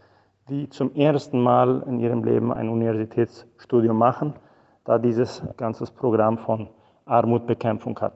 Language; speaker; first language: German; non-native, fluent; Spanish